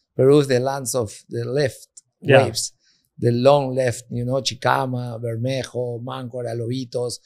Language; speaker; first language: English; non-native, learner; Spanish